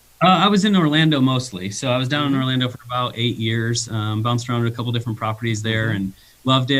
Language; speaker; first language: English; native; English